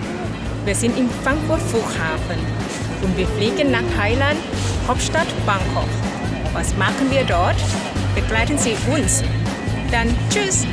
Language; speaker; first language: German; non-native, learner; Thai